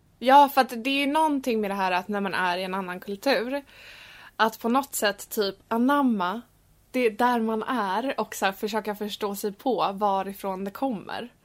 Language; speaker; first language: Swedish; native; Swedish